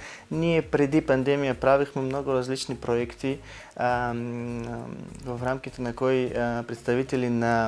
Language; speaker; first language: Bulgarian; non-native, learner; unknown